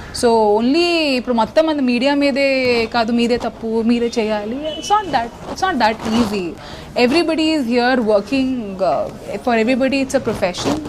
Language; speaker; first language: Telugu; non-native, local second language; Hindi